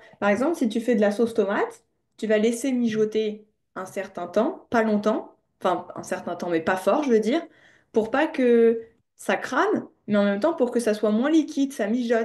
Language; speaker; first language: French; native; French